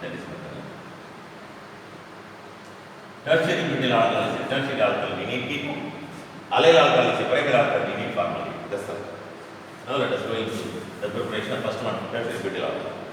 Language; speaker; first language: English; non-native, local second language; Tamil